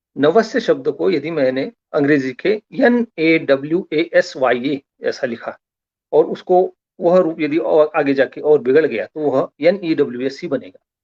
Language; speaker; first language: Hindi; non-native, local second language; Marathi